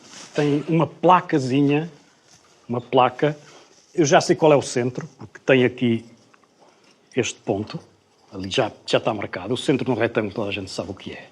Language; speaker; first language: Portuguese; native; Portuguese